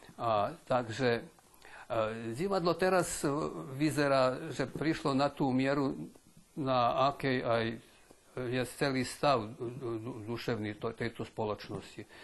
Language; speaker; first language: Slovak; early bilingual, heritage; Slovak